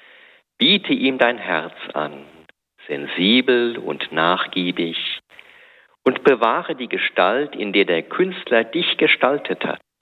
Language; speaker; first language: German; native; German